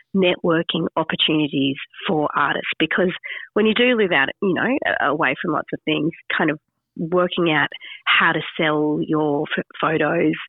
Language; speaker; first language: English; native; English